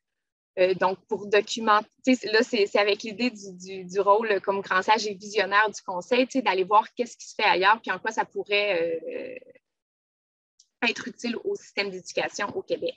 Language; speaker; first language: French; native; French